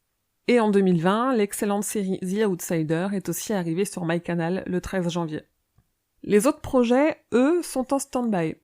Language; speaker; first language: French; native; French